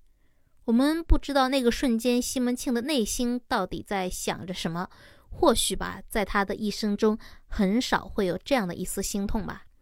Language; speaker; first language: Chinese; native; Chinese